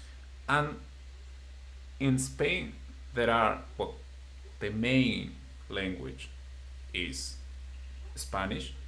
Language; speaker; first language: English; non-native, fluent; Spanish